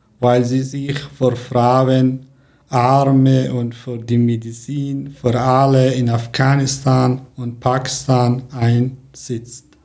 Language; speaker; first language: German; non-native, learner; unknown